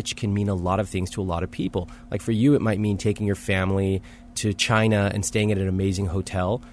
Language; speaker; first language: English; early bilingual, other home language; Hindi